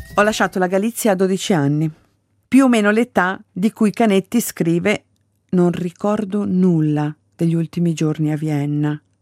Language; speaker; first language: Italian; early bilingual, other home language; Galician